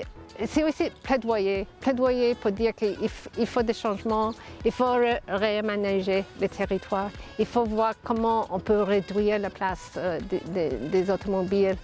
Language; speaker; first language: French; non-native, fluent; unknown